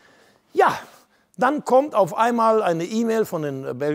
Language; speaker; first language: German; native; German